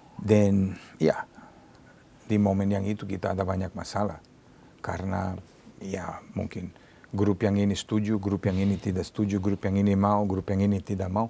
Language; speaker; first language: Indonesian; non-native, learner; Serbian